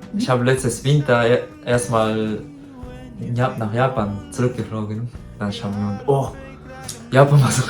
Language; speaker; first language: German; non-native, learner; Japanese